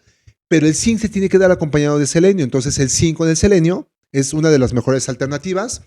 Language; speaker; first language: Spanish; native; Spanish